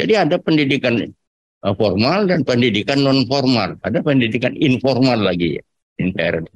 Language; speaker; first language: Indonesian; non-native, local second language; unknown